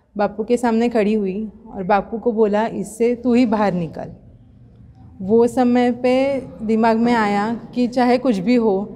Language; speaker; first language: Hindi; non-native, local second language; Marathi